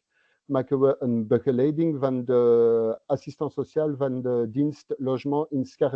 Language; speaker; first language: Dutch; non-native, local second language; French